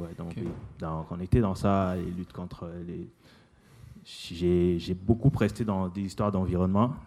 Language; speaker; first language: French; non-native, local second language; Lingala